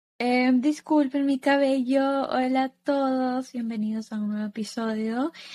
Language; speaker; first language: Spanish; early bilingual, heritage; Spanish